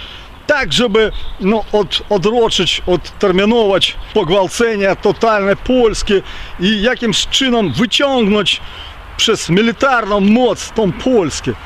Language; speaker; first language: Polish; early bilingual, heritage; Ukrainian